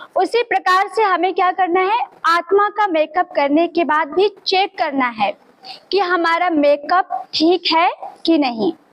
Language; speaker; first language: Hindi; native; Hindi